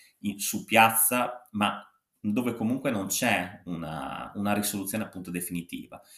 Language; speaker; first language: Italian; native; Italian